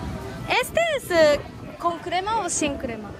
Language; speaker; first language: Spanish; non-native, fluent; Japanese